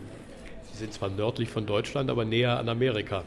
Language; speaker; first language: German; native; German